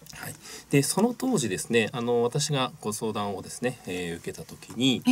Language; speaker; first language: Japanese; native; Japanese